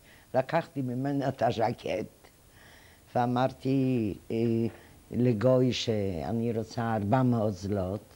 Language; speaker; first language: Hebrew; non-native, fluent; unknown